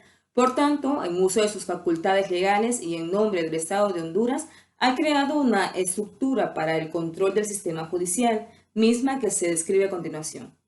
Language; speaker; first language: Spanish; native; Spanish